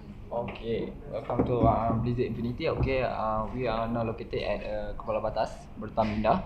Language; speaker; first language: English; non-native, local second language; Malay